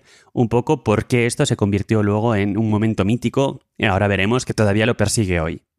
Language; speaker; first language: Spanish; native; Spanish